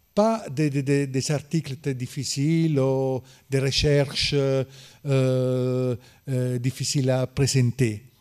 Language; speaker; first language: French; non-native, learner; Italian